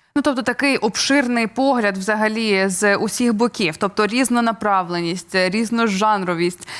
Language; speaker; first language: Ukrainian; native; Ukrainian